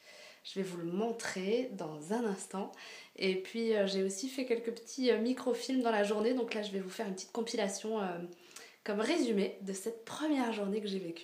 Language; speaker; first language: French; native; French